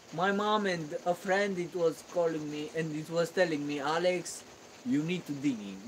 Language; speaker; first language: English; non-native, learner; Romanian